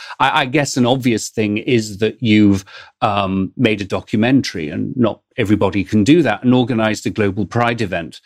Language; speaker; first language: English; native; English